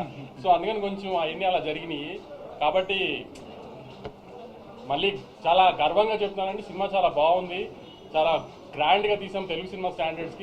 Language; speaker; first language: Telugu; native; Telugu